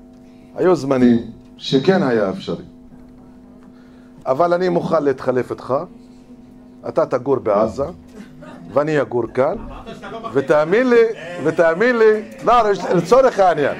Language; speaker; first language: Hebrew; non-native, fluent; Arabic